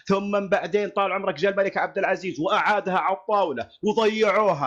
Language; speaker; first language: Arabic; native; Arabic